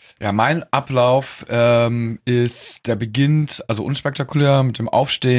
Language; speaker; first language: German; native; German